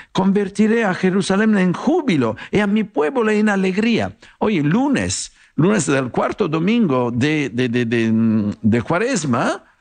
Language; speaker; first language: Spanish; non-native, fluent; Italian